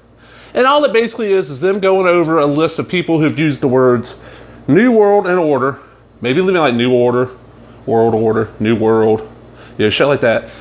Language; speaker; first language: English; native; English